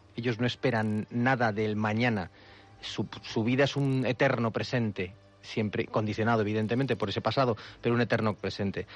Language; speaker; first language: Spanish; native; Spanish